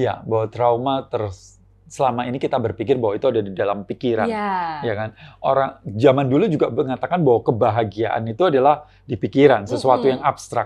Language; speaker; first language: Indonesian; native; Indonesian